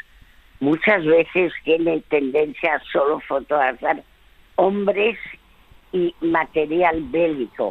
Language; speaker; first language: Spanish; early bilingual, other home language; French